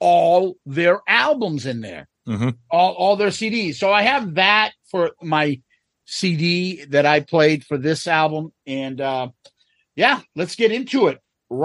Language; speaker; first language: English; native; English